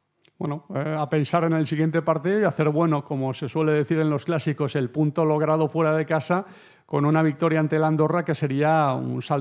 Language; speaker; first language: Spanish; native; Spanish